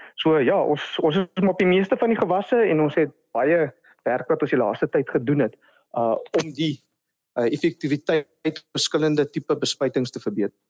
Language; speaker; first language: Afrikaans; native; Afrikaans